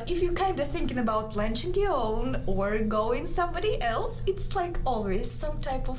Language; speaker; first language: English; non-native, fluent; Kazakh